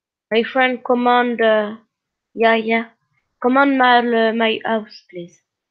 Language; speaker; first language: English; non-native, learner; French